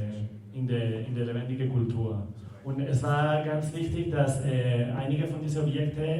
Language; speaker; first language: German; non-native, learner; Spanish